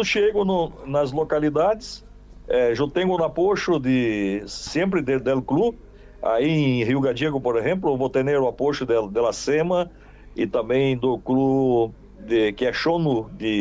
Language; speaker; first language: Spanish; non-native, learner; Portuguese